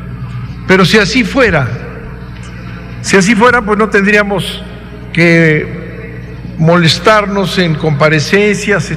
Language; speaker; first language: Spanish; native; Spanish